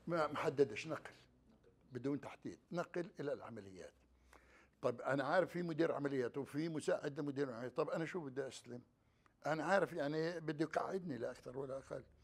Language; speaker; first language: Arabic; native; Arabic